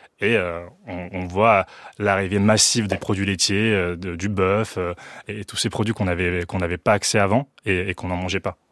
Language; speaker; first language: French; early bilingual, other home language; Chinese